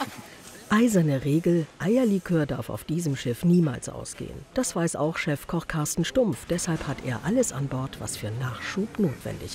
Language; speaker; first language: German; native; German